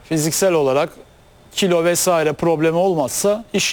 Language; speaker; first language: Turkish; native; Turkish